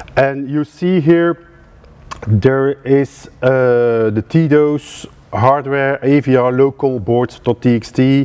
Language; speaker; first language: English; non-native, fluent; Dutch